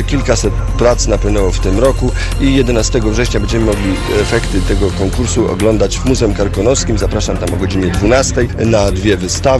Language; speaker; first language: Polish; native; Polish